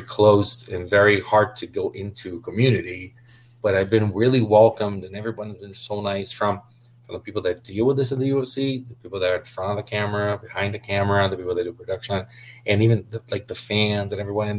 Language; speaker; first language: English; non-native, fluent; Portuguese